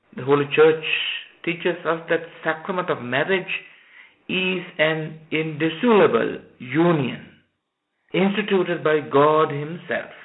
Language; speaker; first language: English; non-native, local second language; Sinhala